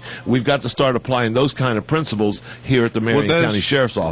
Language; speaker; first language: English; native; English